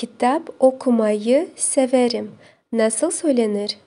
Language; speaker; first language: Turkish; non-native, fluent; Kazakh